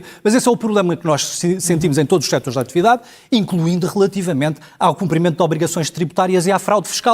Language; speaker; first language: Portuguese; native; Portuguese